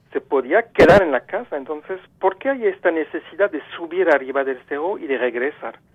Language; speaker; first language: Spanish; non-native, fluent; French